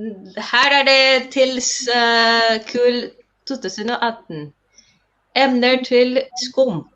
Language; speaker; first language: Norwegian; non-native, fluent; Filipino